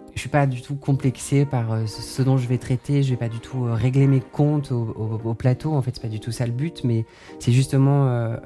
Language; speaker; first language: French; native; French